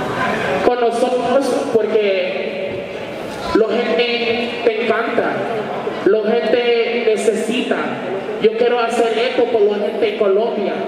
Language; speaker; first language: Spanish; non-native, learner; English